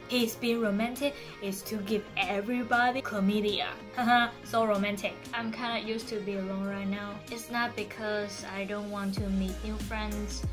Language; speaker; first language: English; non-native, fluent; Chinese